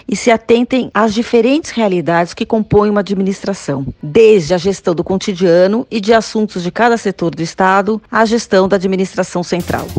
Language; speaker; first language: Portuguese; native; Portuguese